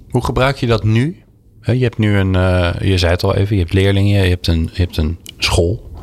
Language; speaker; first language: Dutch; native; Dutch